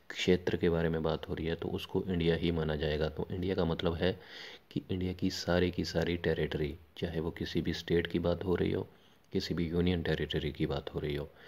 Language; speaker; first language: Hindi; non-native, local second language; Punjabi